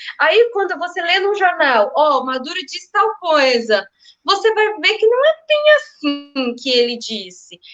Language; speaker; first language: Portuguese; native; Portuguese